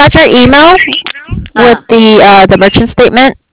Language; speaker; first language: English; native; English